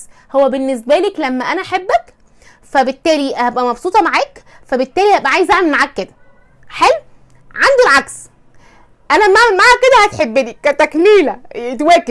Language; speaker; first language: Arabic; native; Arabic